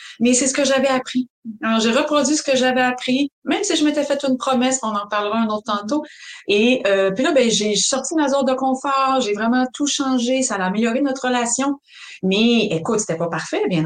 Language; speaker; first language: French; native; French